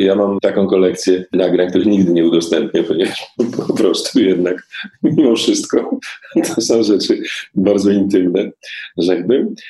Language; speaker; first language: Polish; native; Polish